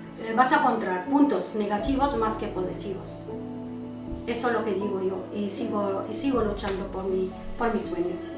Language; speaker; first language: Spanish; non-native, local second language; Arabic